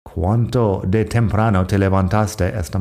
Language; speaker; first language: Spanish; non-native, fluent; English